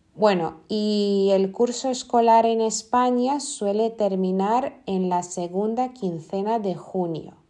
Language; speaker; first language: Spanish; non-native, fluent; Lithuanian